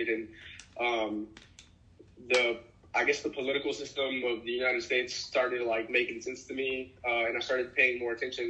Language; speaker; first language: English; native; English